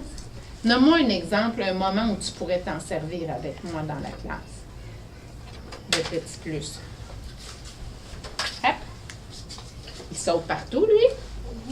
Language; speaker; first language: French; native; French